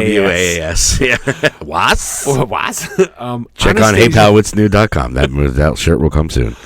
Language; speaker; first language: English; native; English